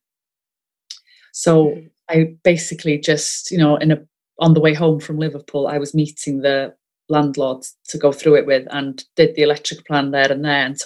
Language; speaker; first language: English; non-native, local second language; Welsh